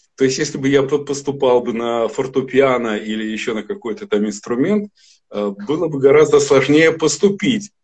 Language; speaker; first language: Russian; native; Russian